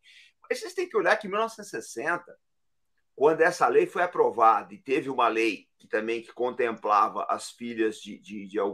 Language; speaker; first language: Portuguese; native; Portuguese